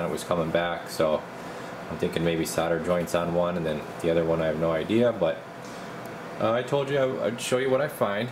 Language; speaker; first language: English; native; English